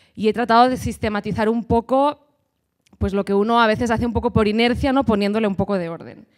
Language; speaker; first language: Spanish; native; Spanish